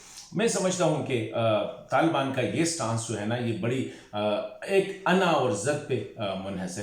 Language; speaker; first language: Hindi; non-native, local second language; Pashto